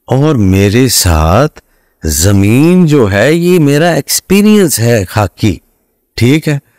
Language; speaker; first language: Urdu; non-native, local second language; Punjabi